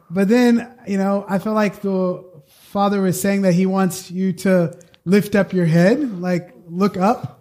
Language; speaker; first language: English; native; English